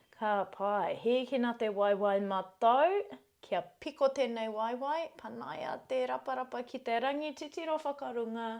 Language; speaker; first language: Māori; non-native, local second language; English